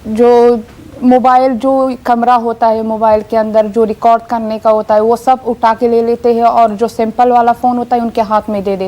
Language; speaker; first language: Hindi; non-native, fluent; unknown